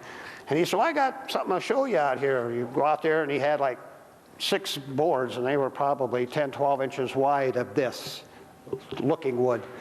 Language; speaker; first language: English; native; English